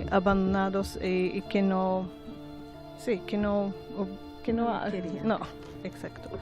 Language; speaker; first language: Spanish; non-native, learner; Swedish